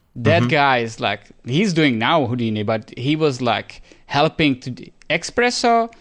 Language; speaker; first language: English; non-native, fluent; Czech